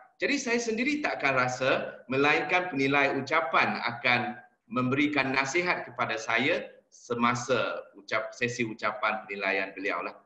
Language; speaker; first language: Malay; non-native, local second language; Chinese